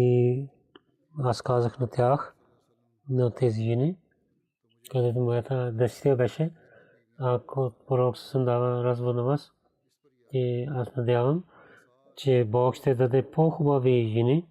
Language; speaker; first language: Bulgarian; non-native, learner; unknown